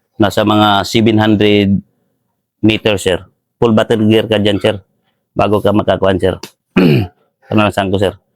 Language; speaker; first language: Filipino; non-native, local second language; Cebuano